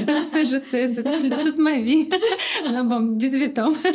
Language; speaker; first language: French; non-native, learner; Russian